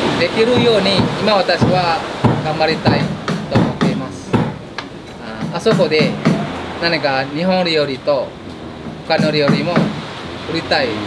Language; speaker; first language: Japanese; non-native, fluent; Indonesian